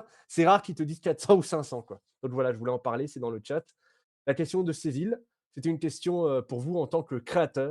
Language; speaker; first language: French; native; French